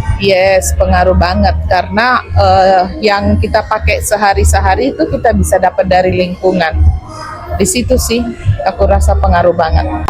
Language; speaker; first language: Indonesian; non-native, fluent; Malayalam